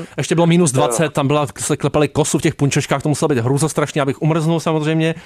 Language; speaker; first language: Czech; native; Czech